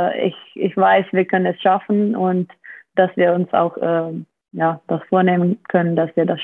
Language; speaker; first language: German; non-native, fluent; Slovenian